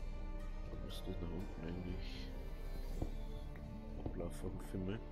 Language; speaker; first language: German; native; German